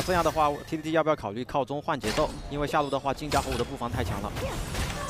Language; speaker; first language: Chinese; native; Chinese